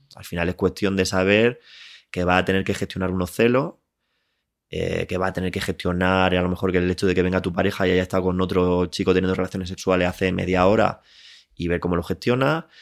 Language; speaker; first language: Spanish; native; Spanish